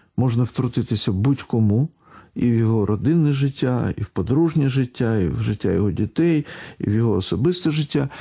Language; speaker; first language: Ukrainian; non-native, local second language; Russian